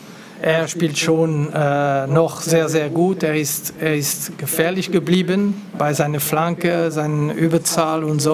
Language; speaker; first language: German; non-native, local second language; French